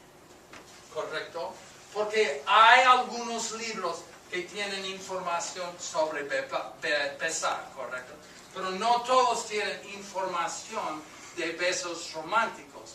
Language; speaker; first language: Spanish; non-native, fluent; English